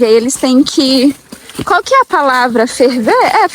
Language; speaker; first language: Portuguese; native; Portuguese